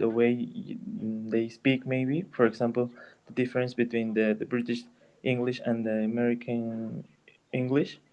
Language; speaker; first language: English; non-native, learner; Spanish